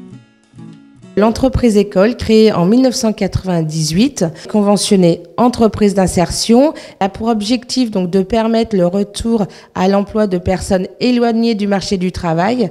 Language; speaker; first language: French; native; French